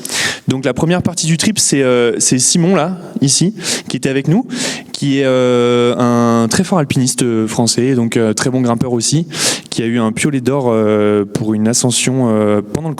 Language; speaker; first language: French; native; French